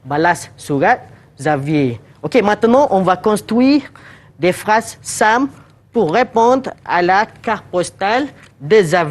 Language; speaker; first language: French; non-native, fluent; Malay